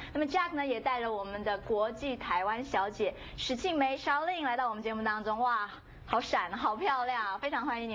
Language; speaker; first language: Chinese; native; Chinese